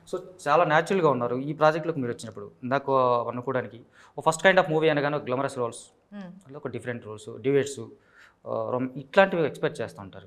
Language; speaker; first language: Telugu; native; Telugu